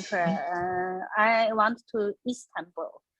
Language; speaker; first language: English; non-native, learner; Chinese